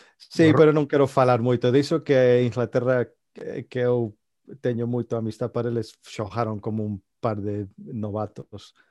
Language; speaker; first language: Galician; native; Galician